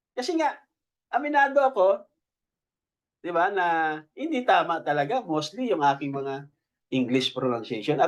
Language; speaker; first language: Filipino; native; Filipino